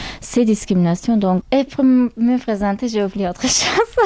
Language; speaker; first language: French; non-native, learner; Turkish